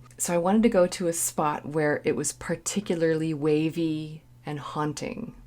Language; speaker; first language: English; native; English